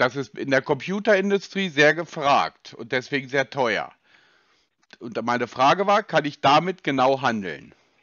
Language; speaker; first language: German; native; German